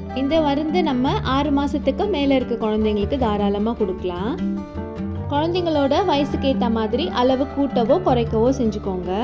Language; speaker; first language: Tamil; native; Tamil